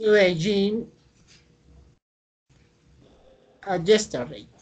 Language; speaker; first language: English; non-native, learner; Spanish